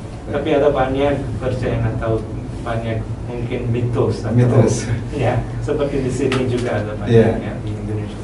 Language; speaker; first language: Indonesian; non-native, learner; Malayalam